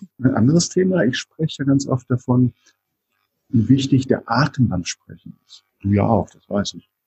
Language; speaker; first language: German; native; German